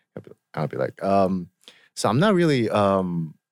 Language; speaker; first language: English; early bilingual, other home language; Korean